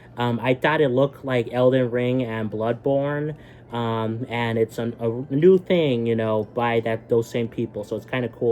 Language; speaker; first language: English; native; English